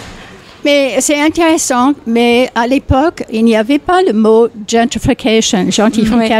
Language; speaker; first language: French; non-native, fluent; English